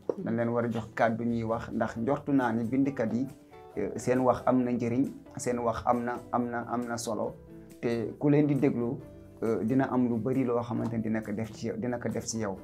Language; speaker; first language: Wolof; native; Wolof